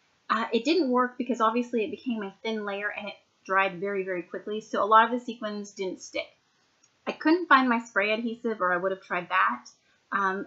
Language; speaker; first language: English; native; English